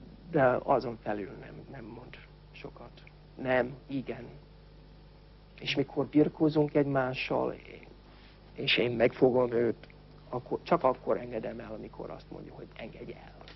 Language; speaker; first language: Hungarian; non-native, fluent; English